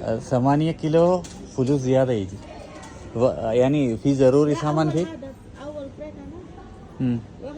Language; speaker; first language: Arabic; non-native, learner; Malayalam